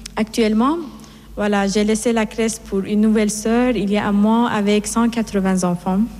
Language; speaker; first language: French; non-native, fluent; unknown